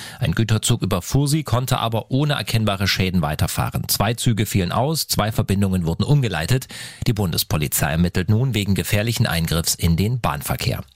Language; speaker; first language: German; native; German